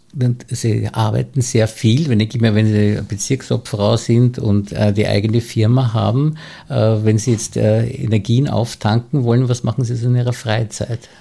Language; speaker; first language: German; native; German